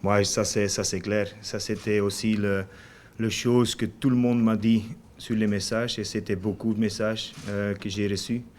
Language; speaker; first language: French; non-native, learner; Dutch